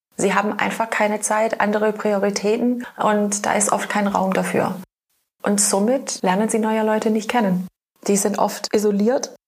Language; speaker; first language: German; non-native, fluent; English